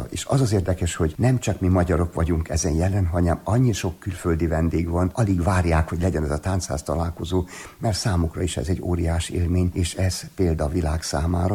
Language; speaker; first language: Hungarian; native; Hungarian